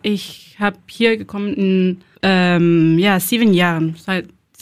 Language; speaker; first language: German; non-native, learner; Spanish